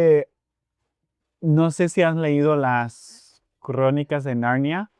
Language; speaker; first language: Spanish; non-native, fluent; English